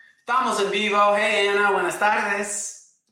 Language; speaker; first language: Spanish; non-native, fluent; English